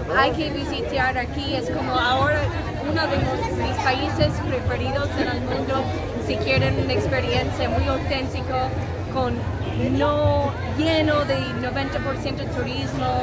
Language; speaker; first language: Spanish; non-native, fluent; English